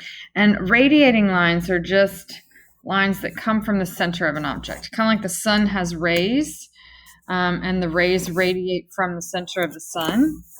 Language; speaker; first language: English; native; English